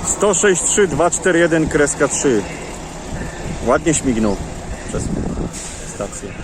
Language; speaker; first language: Polish; native; Polish